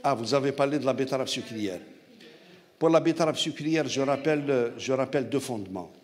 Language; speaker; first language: French; non-native, local second language; Arabic